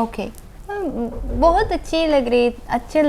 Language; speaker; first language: Hindi; non-native, learner; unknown